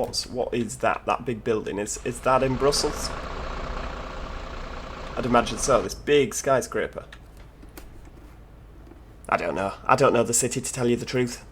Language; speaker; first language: English; native; English